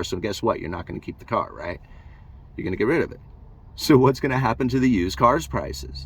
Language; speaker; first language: English; native; English